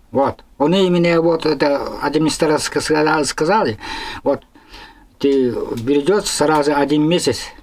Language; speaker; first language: Russian; non-native, local second language; Yakut